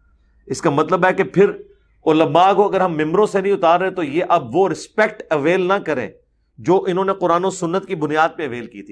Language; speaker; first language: Urdu; native; Urdu